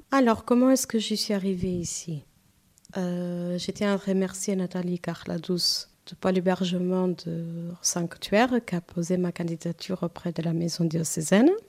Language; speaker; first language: French; non-native, fluent; Portuguese